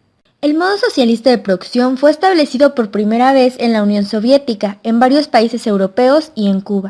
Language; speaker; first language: Spanish; native; Spanish